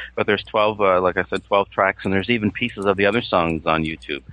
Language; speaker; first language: English; native; English